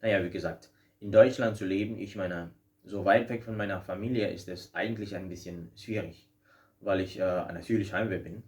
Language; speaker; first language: German; non-native, fluent; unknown